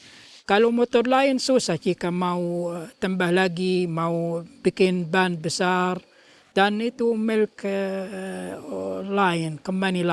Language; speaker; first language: Indonesian; non-native, local second language; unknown